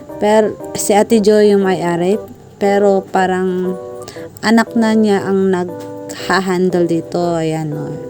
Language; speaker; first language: Filipino; non-native, local second language; Cebuano